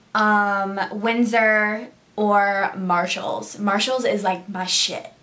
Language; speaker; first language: English; native; English